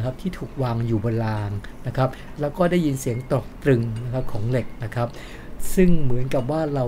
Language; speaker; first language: Thai; native; Thai